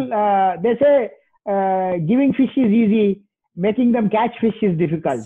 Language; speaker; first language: English; non-native, local second language; Kannada